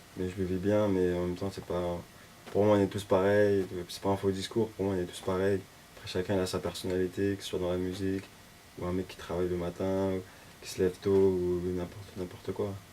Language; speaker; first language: French; native; French